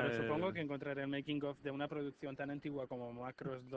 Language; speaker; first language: Spanish; native; Spanish